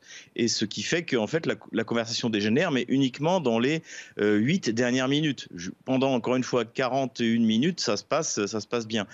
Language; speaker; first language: French; native; French